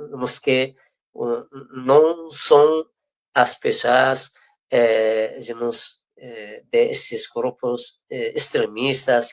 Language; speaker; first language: Portuguese; non-native, fluent; Persian